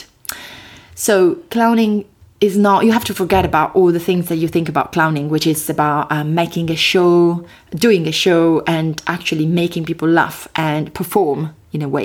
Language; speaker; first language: English; non-native, fluent; Italian